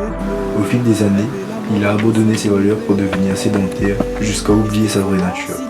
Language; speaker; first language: French; native; French